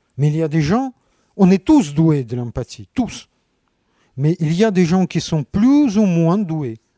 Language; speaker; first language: French; non-native, fluent; Russian